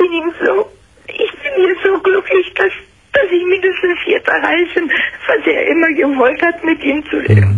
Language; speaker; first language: German; non-native, fluent; Romanian